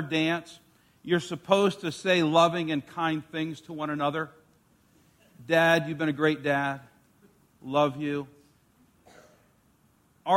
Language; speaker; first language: English; native; English